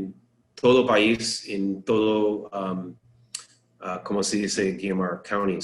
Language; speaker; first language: Spanish; non-native, learner; English